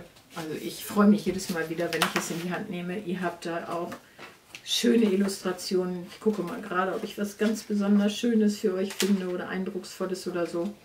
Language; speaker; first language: German; native; German